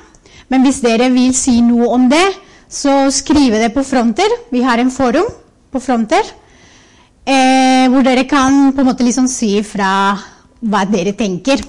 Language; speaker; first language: Norwegian; non-native, fluent; Spanish